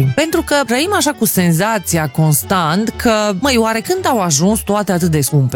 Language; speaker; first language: Romanian; native; Romanian